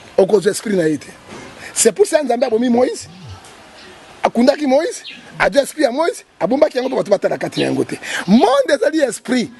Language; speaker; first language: Lingala; native; Lingala